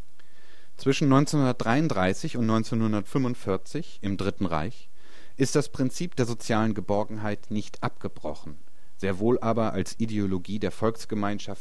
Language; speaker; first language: German; native; German